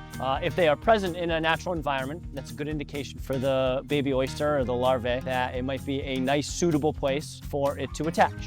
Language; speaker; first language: English; native; English